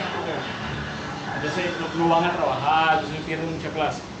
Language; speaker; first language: Spanish; native; Spanish